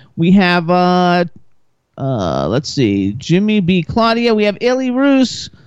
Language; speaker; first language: English; native; English